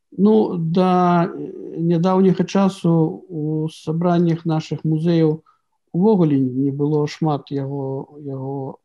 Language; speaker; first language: Belarusian; native; Belarusian